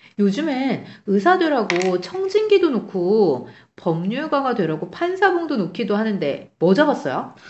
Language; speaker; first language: Korean; native; Korean